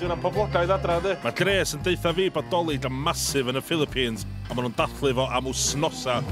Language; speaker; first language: Welsh; native; Welsh